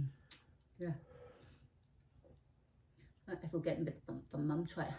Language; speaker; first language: English; non-native, learner; Chinese